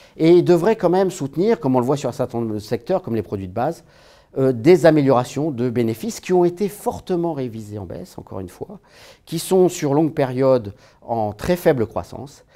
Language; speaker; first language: French; native; French